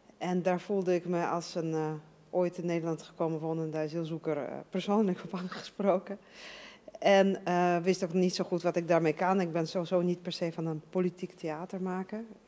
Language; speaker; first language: Dutch; non-native, fluent; Russian